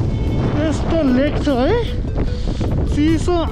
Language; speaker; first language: Nepali; non-native, local second language; Tibetan